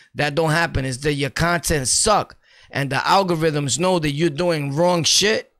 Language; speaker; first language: English; early bilingual, other home language; Spanish